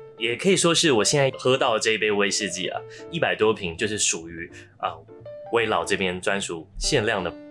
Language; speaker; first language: Chinese; native; Chinese